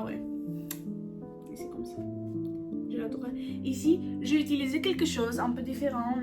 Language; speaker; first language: French; non-native, learner; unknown